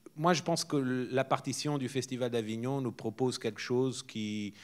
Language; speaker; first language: French; non-native, fluent; Portuguese